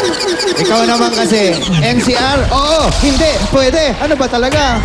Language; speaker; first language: Filipino; native; Filipino